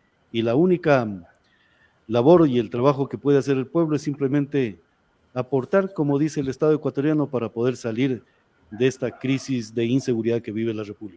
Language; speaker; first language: Spanish; native; Spanish